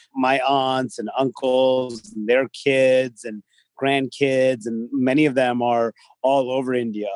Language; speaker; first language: English; native; English